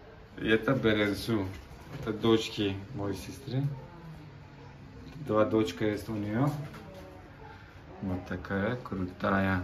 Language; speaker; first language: Russian; non-native, learner; Turkish